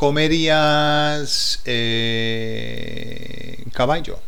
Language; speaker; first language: Spanish; non-native, fluent; English